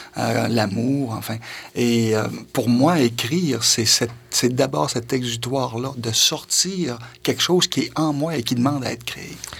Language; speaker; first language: French; native; French